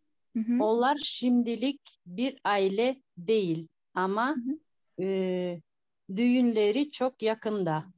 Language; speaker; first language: Turkish; non-native, learner; Kyrgyz